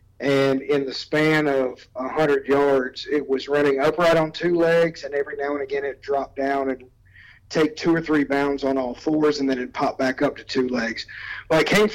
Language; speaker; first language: English; native; English